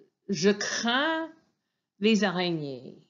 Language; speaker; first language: French; non-native, fluent; English